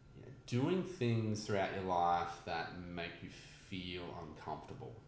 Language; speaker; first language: English; native; English